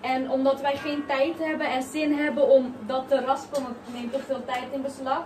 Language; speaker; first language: Dutch; native; Dutch